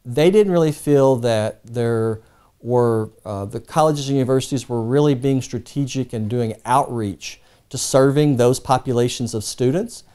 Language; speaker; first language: English; non-native, fluent; Spanish